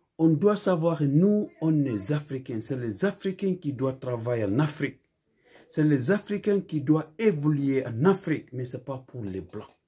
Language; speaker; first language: French; non-native, local second language; Fula